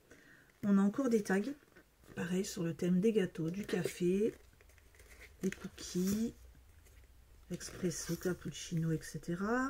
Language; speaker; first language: French; native; French